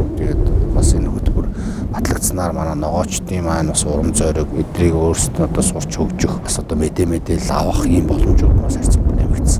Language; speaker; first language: Mongolian; native; Mongolian